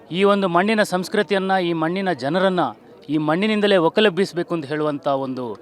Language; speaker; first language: Kannada; non-native, local second language; Kodava